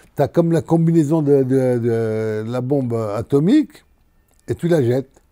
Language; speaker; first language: French; native; French